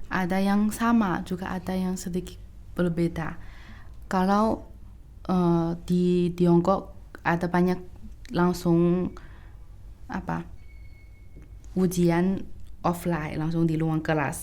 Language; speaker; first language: Indonesian; non-native, fluent; Chinese